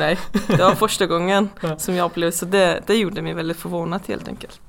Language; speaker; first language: Swedish; non-native, fluent; Persian